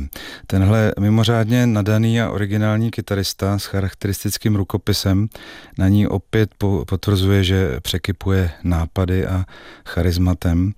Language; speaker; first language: Czech; native; Czech